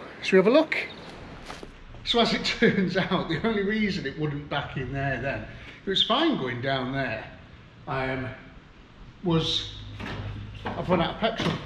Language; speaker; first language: English; native; English